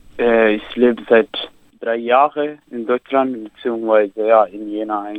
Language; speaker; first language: German; non-native, learner; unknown